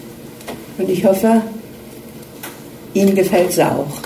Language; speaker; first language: German; native; German